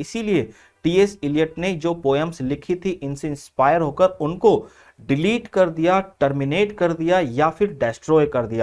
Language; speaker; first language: Hindi; native; Hindi